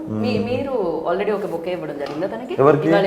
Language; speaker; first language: Telugu; native; Telugu